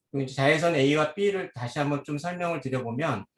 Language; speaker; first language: Korean; native; Korean